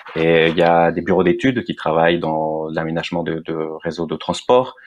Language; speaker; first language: French; non-native, fluent; Spanish